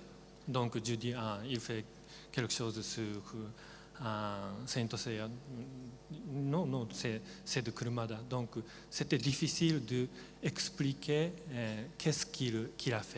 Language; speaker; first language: French; non-native, learner; Japanese